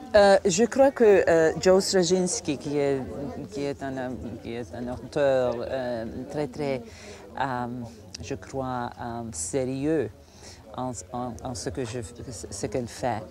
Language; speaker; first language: French; non-native, fluent; Croatian